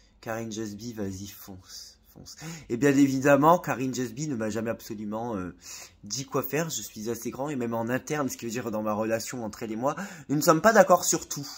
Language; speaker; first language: French; native; French